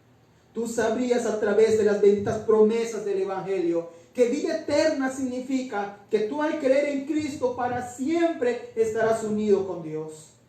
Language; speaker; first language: Spanish; native; Spanish